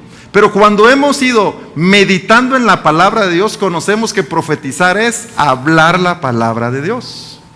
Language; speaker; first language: Spanish; native; Spanish